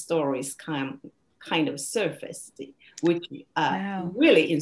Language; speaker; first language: English; non-native, fluent; Chinese